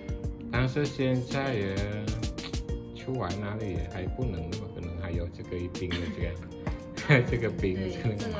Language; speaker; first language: Chinese; non-native, fluent; Indonesian